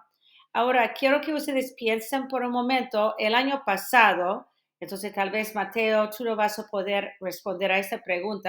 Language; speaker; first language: Spanish; non-native, fluent; English